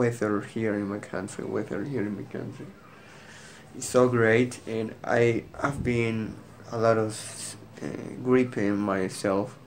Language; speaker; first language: English; non-native, learner; Spanish